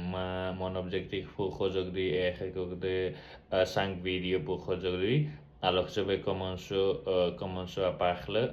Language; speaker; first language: French; non-native, learner; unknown